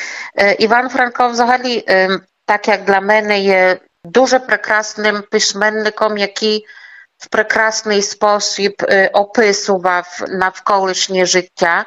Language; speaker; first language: Ukrainian; early bilingual, heritage; Ukrainian